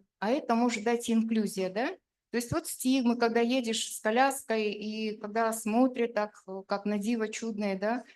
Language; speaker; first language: Russian; native; Russian